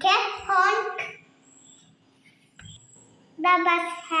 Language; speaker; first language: English; non-native, learner; Malayalam